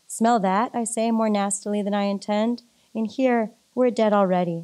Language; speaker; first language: English; native; English